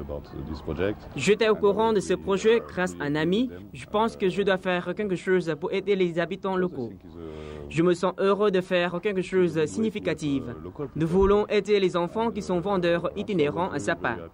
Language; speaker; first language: French; non-native, fluent; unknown